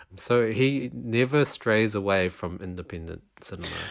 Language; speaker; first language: English; native; English